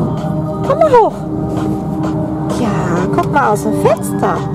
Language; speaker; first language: German; native; German